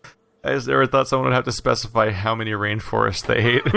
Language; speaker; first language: English; native; English